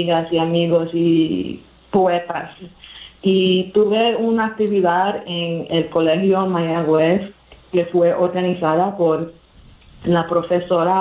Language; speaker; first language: Spanish; early bilingual, heritage; English